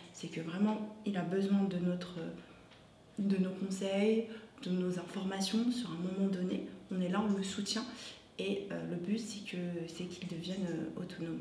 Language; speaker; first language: French; native; French